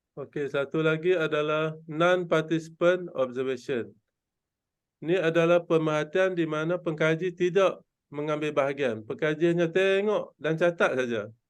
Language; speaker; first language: Malay; native; Malay